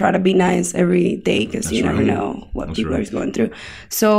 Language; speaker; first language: English; non-native, fluent; Spanish